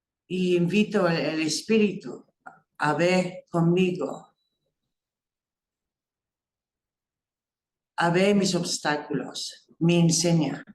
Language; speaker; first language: Spanish; non-native, fluent; English